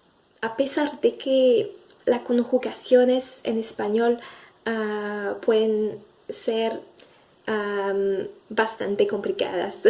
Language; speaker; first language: Spanish; non-native, fluent; French